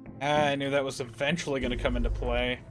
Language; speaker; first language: English; native; English